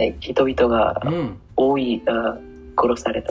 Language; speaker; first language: Japanese; non-native, learner; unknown